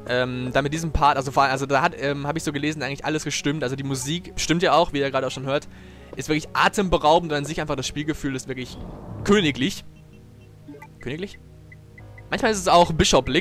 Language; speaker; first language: German; native; German